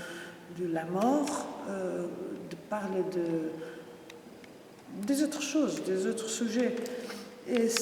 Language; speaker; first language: French; non-native, fluent; Portuguese